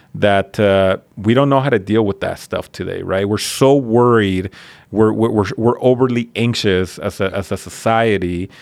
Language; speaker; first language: English; early bilingual, other home language; Spanish